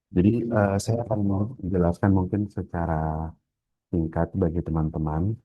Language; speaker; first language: Indonesian; native; Indonesian